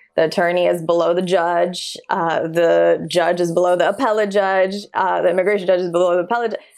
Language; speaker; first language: English; early bilingual, other home language; German